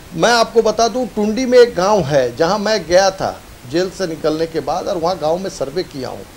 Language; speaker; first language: Hindi; native; Hindi